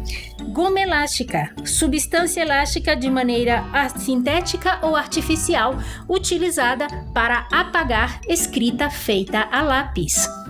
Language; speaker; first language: Portuguese; non-native, fluent; Spanish